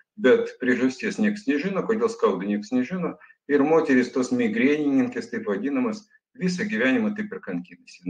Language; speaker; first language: Lithuanian; non-native, local second language; Russian